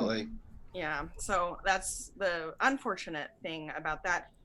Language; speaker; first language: English; native; English